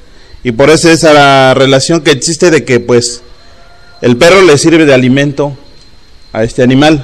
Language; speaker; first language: Spanish; non-native, local second language; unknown